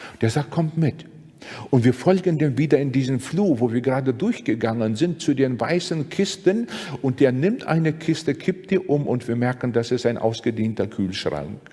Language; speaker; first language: German; non-native, fluent; Latvian